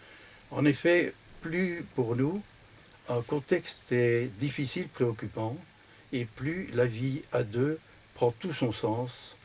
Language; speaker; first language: French; native; French